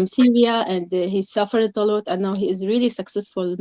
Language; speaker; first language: English; non-native, learner; Arabic